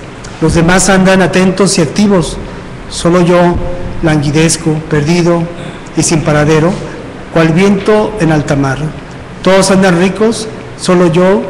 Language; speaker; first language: Spanish; native; Spanish